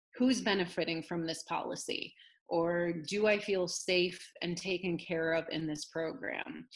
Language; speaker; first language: English; native; English